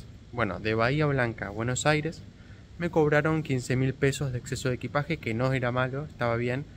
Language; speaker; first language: Spanish; native; Spanish